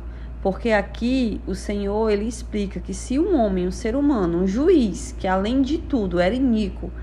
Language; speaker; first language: Portuguese; native; Portuguese